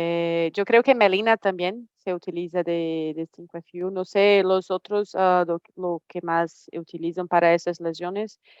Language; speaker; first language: Spanish; non-native, fluent; Portuguese